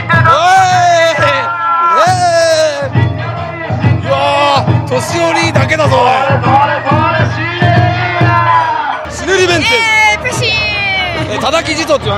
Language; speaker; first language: Japanese; native; Japanese